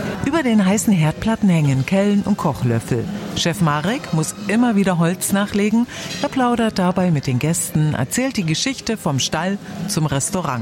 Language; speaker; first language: German; native; German